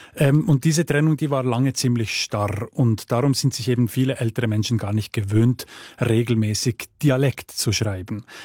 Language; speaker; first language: German; native; German